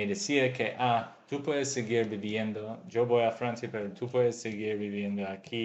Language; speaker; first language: Spanish; non-native, fluent; English